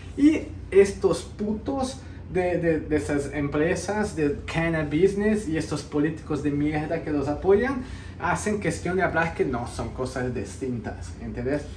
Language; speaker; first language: Spanish; early bilingual, heritage; Spanish